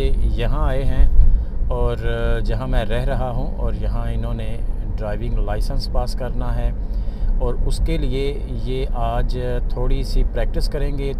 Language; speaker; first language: Urdu; non-native, local second language; Punjabi